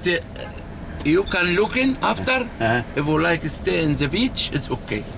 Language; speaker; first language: English; non-native, learner; Arabic